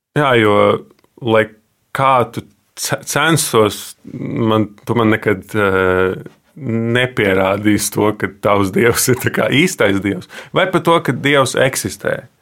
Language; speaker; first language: Latvian; native; Latvian